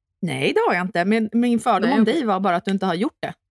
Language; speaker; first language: Swedish; native; Swedish